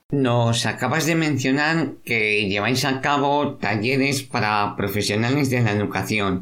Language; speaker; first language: Spanish; native; Spanish